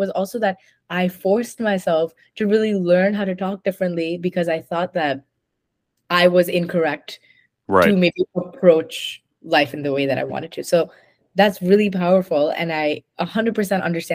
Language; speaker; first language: English; non-native, local second language; Hindi